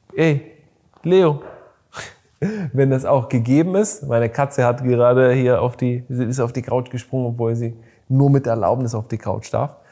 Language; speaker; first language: German; non-native, fluent; Bulgarian